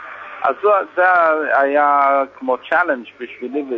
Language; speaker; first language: Hebrew; non-native, fluent; English